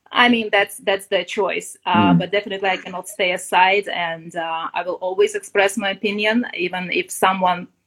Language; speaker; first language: English; non-native, fluent; Ukrainian